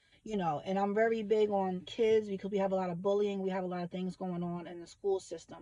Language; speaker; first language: English; native; English